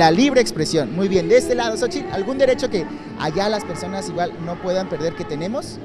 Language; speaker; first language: Spanish; native; Spanish